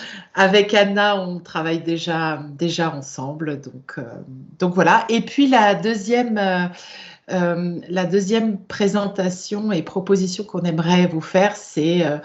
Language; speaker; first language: French; native; French